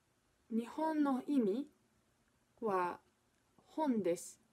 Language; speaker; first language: Japanese; non-native, learner; English